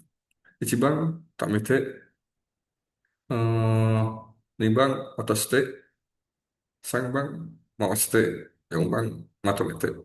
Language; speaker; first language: Japanese; non-native, learner; Indonesian